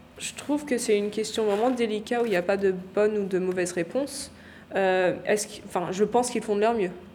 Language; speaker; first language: French; early bilingual, other home language; English